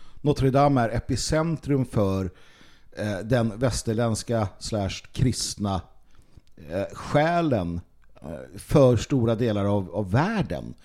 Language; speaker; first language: Swedish; native; Swedish